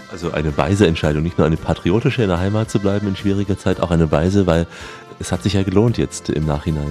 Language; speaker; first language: German; native; German